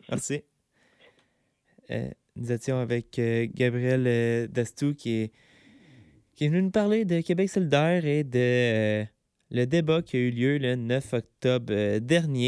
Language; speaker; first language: French; native; French